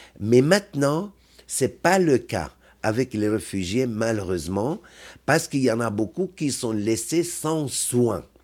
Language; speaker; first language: French; non-native, fluent; Arabic